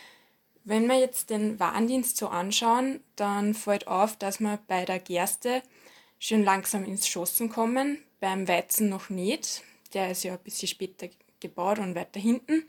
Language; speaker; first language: German; native; German